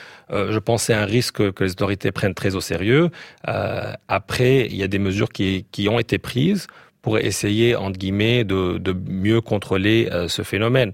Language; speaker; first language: French; native; French